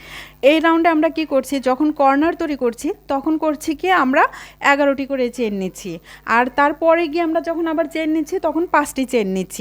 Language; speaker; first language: Bangla; native; Bangla